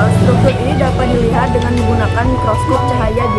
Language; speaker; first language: Indonesian; native; Indonesian